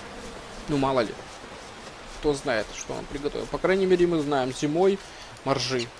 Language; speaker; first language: Russian; native; Russian